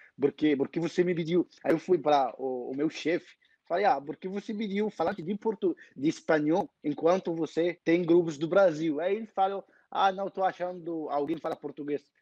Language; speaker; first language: Portuguese; non-native, fluent; Arabic